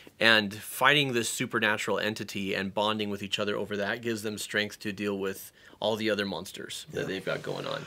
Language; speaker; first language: English; native; English